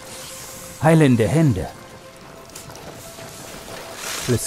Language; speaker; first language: German; native; German